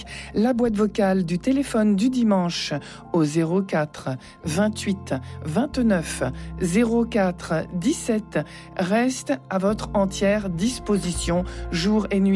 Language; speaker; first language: French; native; French